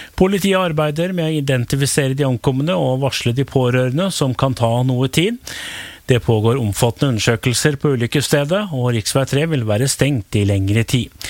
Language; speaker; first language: Norwegian; native; Norwegian